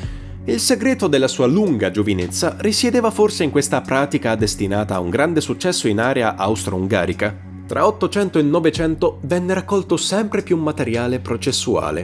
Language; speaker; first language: Italian; native; Italian